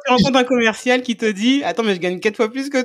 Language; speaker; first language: French; native; French